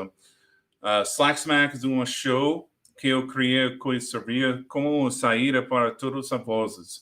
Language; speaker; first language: Portuguese; non-native, learner; English